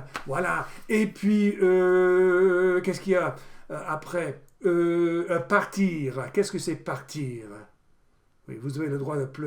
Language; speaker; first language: French; non-native, fluent; English